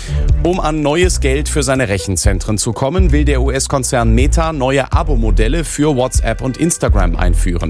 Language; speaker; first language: German; native; German